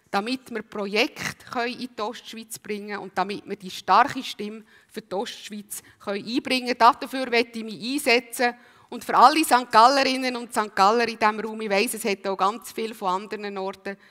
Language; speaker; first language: German; native; German